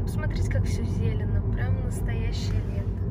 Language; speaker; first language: Russian; native; Russian